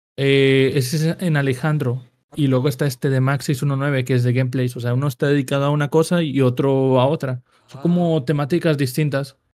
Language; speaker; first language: Spanish; native; Spanish